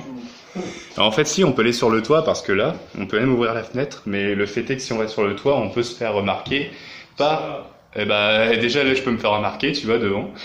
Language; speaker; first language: French; native; French